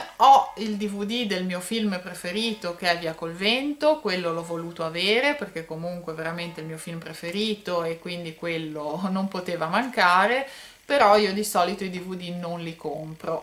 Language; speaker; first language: Italian; native; Italian